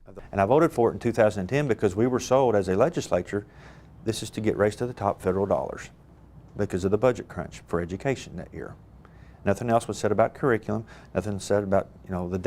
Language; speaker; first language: English; native; English